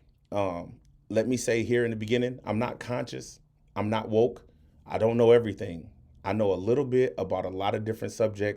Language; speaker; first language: English; native; English